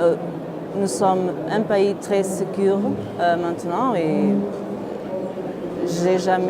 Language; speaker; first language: French; non-native, fluent; Portuguese